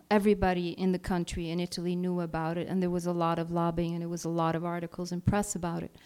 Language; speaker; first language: English; non-native, fluent; Italian